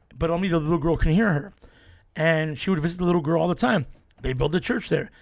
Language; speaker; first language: English; native; English